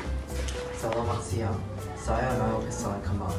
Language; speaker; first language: Indonesian; non-native, learner; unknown